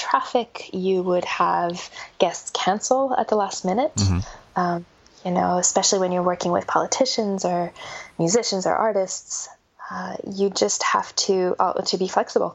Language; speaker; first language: English; native; English